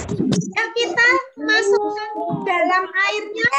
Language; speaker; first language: Indonesian; native; Indonesian